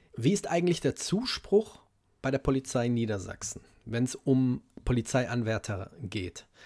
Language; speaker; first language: German; native; German